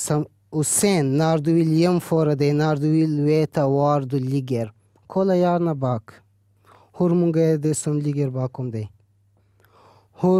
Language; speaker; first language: Swedish; early bilingual, other home language; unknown